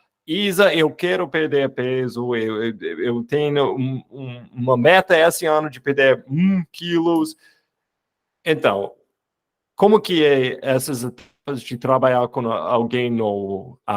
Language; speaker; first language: Portuguese; non-native, fluent; English